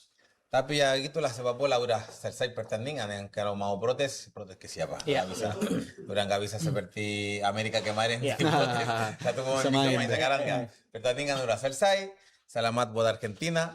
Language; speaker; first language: Indonesian; non-native, fluent; Spanish